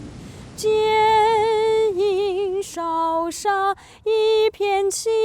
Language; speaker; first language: Chinese; native; Chinese